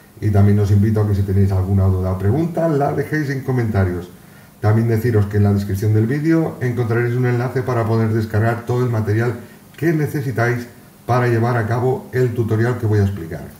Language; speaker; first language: Spanish; native; Spanish